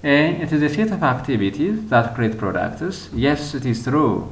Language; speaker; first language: English; non-native, local second language; Amharic